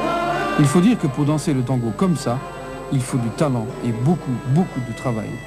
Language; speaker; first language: French; native; French